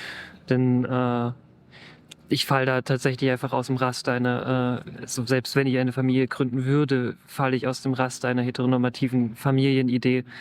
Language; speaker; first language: German; native; German